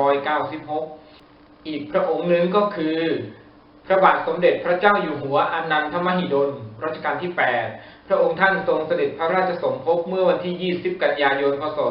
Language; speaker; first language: Thai; native; Thai